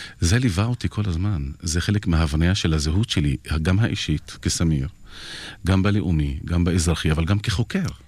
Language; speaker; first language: Hebrew; non-native, local second language; Arabic